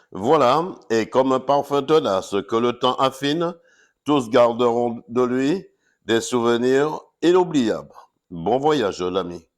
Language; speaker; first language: French; native; French